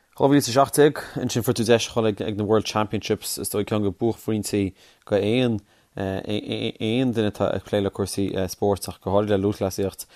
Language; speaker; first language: Irish; native; Irish